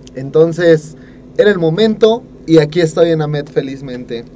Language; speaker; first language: Spanish; native; Spanish